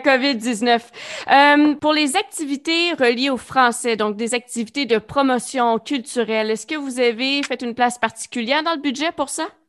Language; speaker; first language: French; native; French